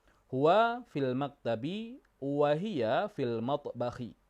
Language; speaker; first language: Arabic; non-native, fluent; Indonesian